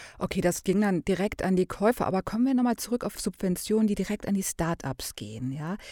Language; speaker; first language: German; native; German